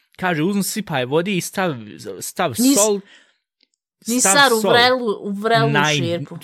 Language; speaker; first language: Bosnian; early bilingual, heritage; Bosnian